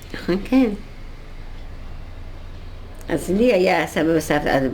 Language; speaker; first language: Hebrew; non-native, fluent; Dutch